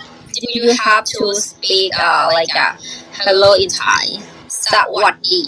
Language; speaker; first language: English; non-native, learner; Thai